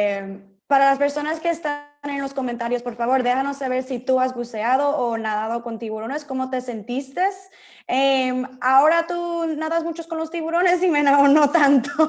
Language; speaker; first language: Spanish; early bilingual, heritage; Spanish